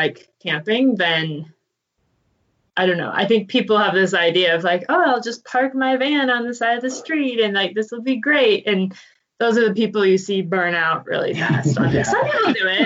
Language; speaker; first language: English; native; English